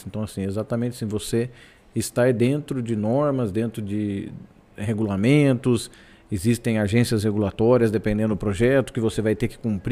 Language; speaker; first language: Portuguese; native; Portuguese